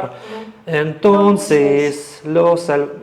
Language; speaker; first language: Spanish; non-native, fluent; Russian